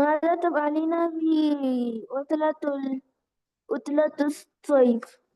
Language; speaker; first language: Arabic; non-native, learner; Hindi